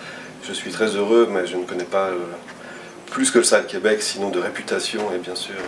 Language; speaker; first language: French; native; French